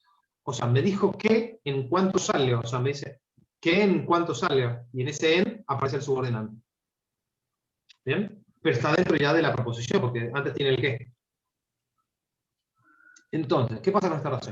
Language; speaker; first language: Spanish; native; Spanish